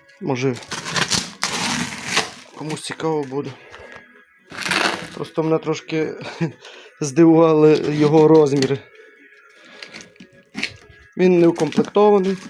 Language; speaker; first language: Ukrainian; native; Ukrainian